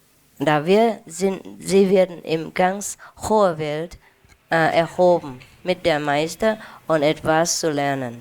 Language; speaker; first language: German; non-native, learner; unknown